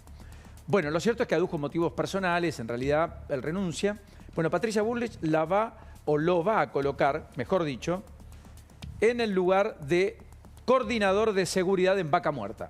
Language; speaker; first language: Spanish; native; Spanish